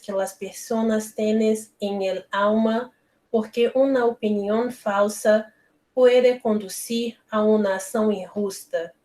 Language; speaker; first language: Spanish; non-native, learner; Portuguese